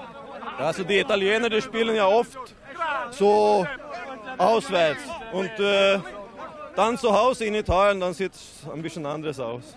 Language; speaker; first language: German; non-native, fluent; Swedish